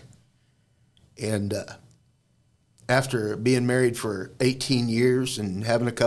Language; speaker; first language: English; native; English